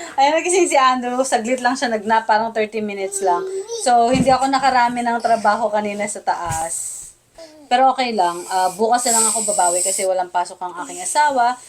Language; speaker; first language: Filipino; native; Filipino